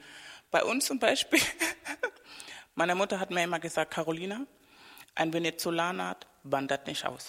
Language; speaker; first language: German; non-native, fluent; Spanish